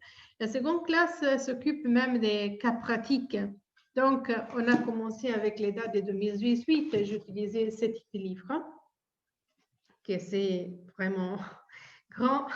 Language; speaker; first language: French; non-native, fluent; Italian